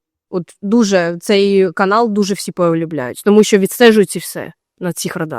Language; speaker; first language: Ukrainian; native; Ukrainian